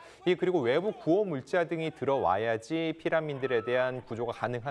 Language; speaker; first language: Korean; native; Korean